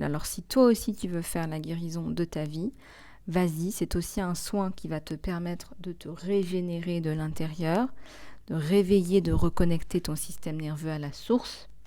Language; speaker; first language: French; native; French